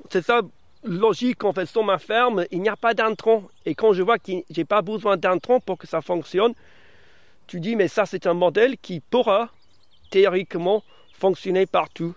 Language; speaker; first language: French; early bilingual, other home language; English